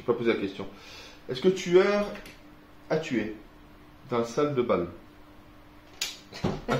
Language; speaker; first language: French; native; French